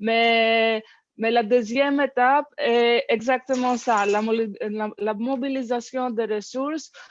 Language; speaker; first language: French; non-native, learner; English